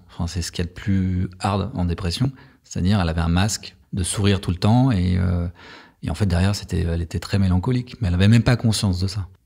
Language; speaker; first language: French; native; French